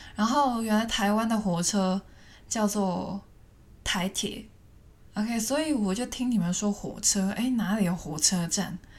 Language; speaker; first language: Chinese; non-native, fluent; Cantonese